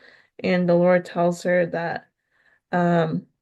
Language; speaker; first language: English; native; English